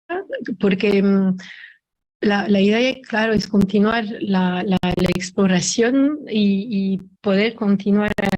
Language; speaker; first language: Spanish; non-native, fluent; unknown